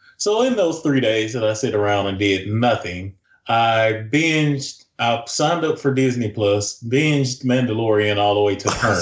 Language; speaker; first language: English; native; English